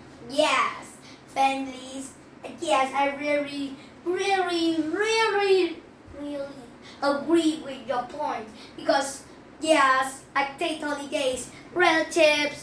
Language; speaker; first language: English; non-native, learner; Vietnamese